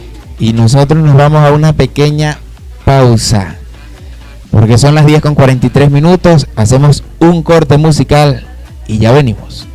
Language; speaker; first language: Spanish; native; Spanish